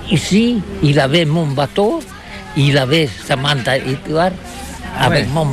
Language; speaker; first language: French; non-native, learner; Catalan